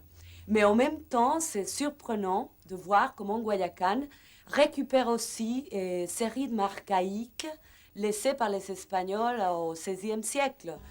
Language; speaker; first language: French; non-native, fluent; Spanish